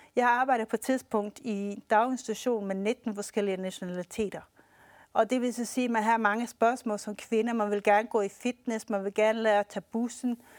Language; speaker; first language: Danish; early bilingual, heritage; Swedish